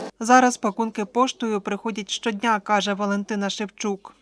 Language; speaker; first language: Ukrainian; native; Ukrainian